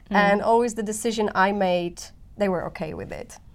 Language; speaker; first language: English; non-native, fluent; Polish